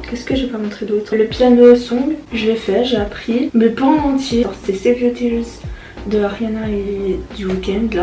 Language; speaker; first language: French; native; French